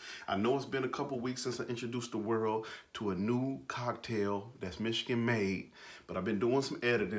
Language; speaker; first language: English; native; English